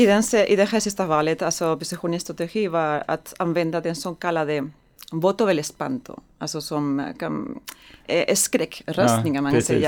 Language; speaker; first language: Swedish; non-native, learner; Spanish